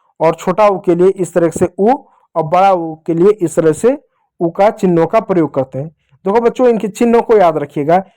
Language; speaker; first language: Hindi; native; Hindi